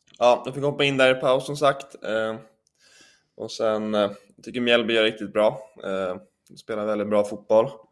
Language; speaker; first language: Swedish; native; Swedish